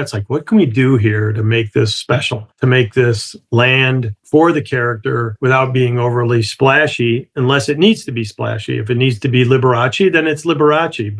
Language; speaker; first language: English; native; English